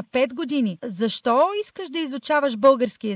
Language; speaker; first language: Bulgarian; native; Bulgarian